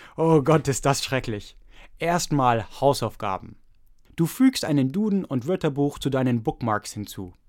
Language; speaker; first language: German; early bilingual, other home language; English